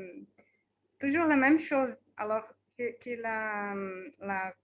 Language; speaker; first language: French; non-native, fluent; Portuguese